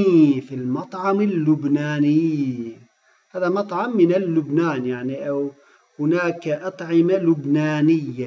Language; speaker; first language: Arabic; non-native, fluent; Turkish